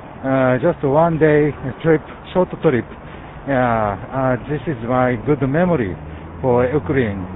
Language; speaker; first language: English; non-native, learner; Japanese